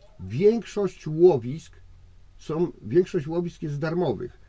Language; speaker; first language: Polish; native; Polish